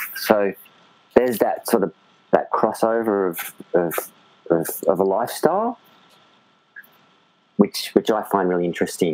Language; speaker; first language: English; native; English